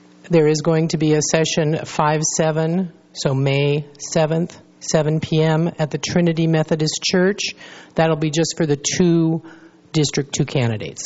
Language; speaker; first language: English; native; English